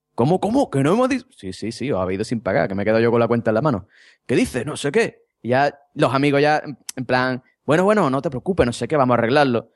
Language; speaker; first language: Spanish; native; Spanish